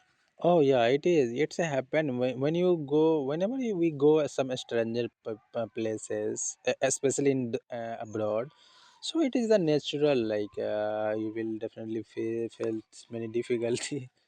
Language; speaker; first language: English; non-native, learner; Hindi